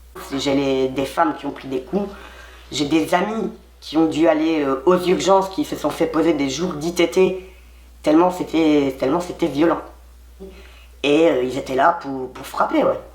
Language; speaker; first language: French; native; French